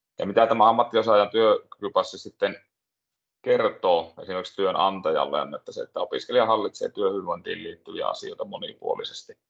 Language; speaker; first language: Finnish; native; Finnish